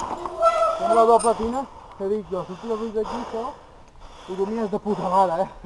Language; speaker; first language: Catalan; native; Catalan